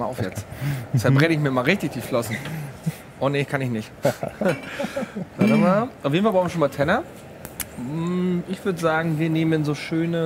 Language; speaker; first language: German; native; German